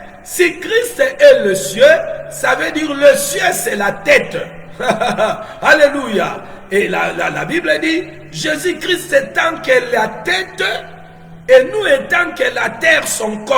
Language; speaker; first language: French; non-native, local second language; Lingala